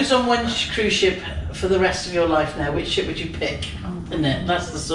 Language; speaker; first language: English; native; English